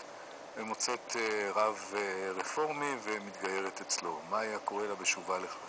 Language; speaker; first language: Hebrew; native; Hebrew